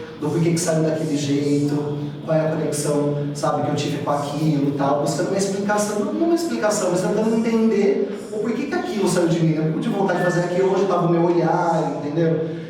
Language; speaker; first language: Portuguese; native; Portuguese